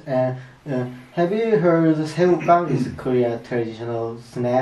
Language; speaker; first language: English; non-native, learner; Korean